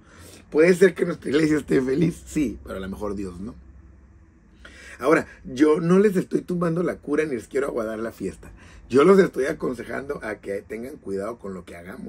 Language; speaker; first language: Spanish; native; Spanish